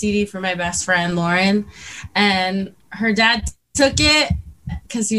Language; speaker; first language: English; native; English